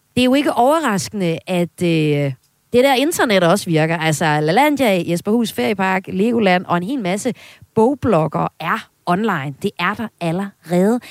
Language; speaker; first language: Danish; native; Danish